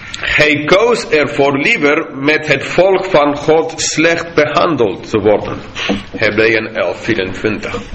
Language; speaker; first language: Dutch; non-native, fluent; English